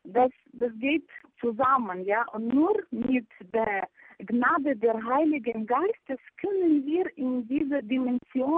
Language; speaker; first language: German; non-native, fluent; Ukrainian